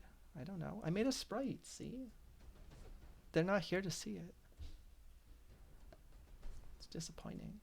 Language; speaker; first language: English; native; English